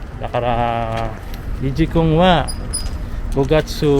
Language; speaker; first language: Japanese; non-native, learner; Filipino